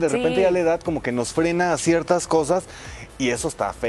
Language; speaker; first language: Spanish; native; Spanish